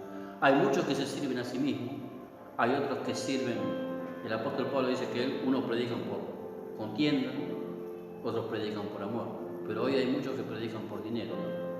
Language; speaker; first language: Spanish; native; Spanish